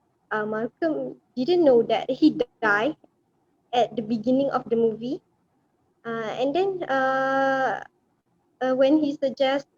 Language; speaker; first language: English; non-native, fluent; Malay